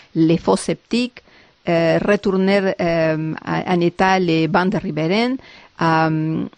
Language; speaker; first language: French; non-native, fluent; Spanish